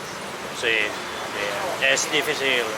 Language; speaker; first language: Spanish; non-native, learner; Finnish